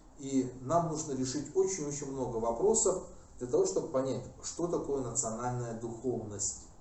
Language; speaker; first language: Russian; non-native, local second language; Kazakh